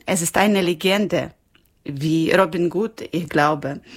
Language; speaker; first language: German; non-native, learner; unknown